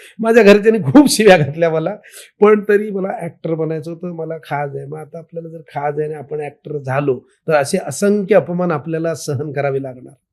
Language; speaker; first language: Marathi; native; Marathi